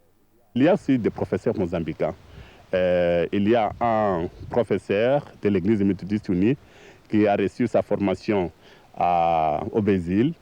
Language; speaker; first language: French; non-native, fluent; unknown